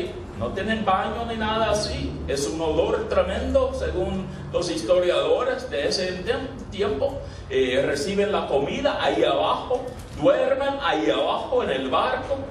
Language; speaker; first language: Spanish; non-native, fluent; English